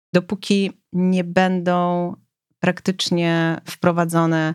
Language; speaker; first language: Polish; native; Polish